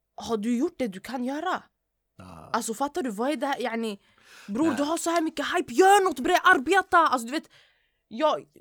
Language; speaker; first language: Swedish; early bilingual, other home language; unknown